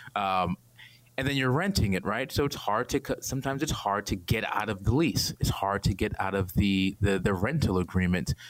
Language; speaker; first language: English; native; English